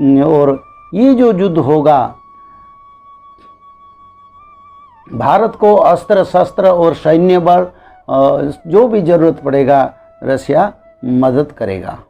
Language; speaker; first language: Hindi; non-native, local second language; Odia